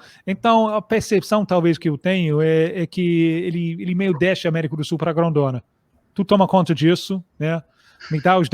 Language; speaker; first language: Portuguese; non-native, fluent; English